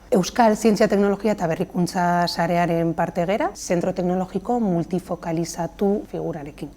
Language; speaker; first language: Basque; native; Basque